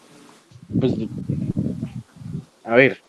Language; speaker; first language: Spanish; native; Spanish